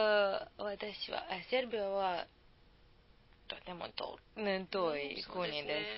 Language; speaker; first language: Japanese; non-native, learner; Serbian